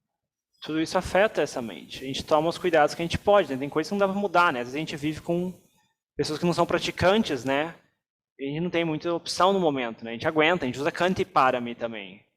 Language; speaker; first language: Portuguese; native; Portuguese